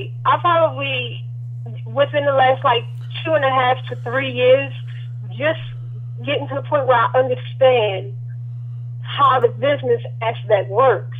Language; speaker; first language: English; native; English